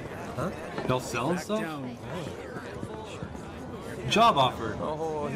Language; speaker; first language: English; native; English